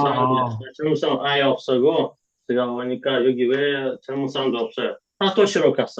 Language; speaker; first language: Korean; non-native, learner; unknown